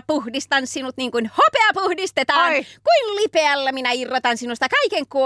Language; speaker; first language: Finnish; native; Finnish